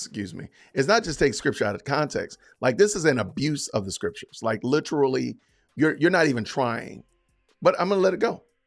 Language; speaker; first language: English; native; English